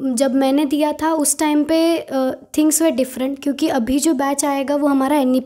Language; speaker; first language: Hindi; non-native, local second language; Marathi